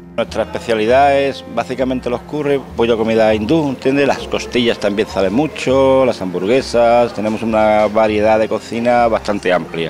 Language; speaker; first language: Spanish; native; Spanish